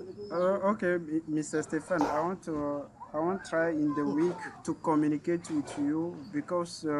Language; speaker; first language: English; non-native, learner; French